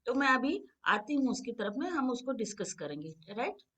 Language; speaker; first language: Hindi; non-native, local second language; Marathi